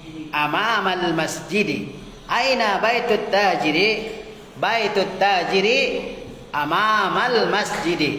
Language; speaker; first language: Arabic; non-native, fluent; Indonesian